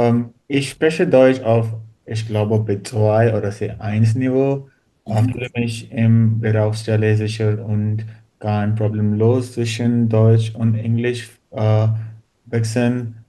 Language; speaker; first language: German; non-native, learner; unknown